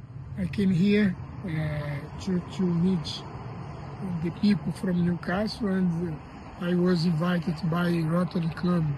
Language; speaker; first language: English; non-native, learner; Portuguese